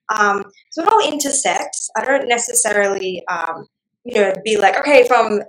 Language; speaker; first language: English; non-native, local second language; Gujarati